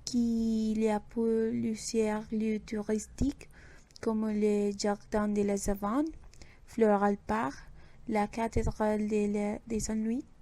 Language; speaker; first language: French; non-native, learner; Spanish